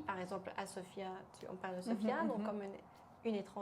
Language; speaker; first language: French; non-native, fluent; Bulgarian